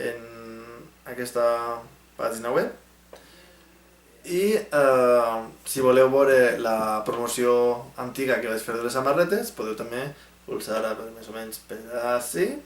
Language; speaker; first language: Catalan; native; Catalan